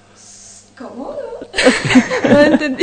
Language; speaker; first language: Spanish; non-native, fluent; Polish